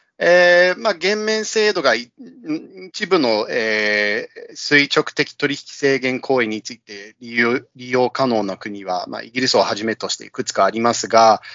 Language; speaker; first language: Japanese; non-native, fluent; English